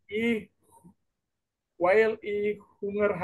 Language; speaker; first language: German; non-native, learner; Indonesian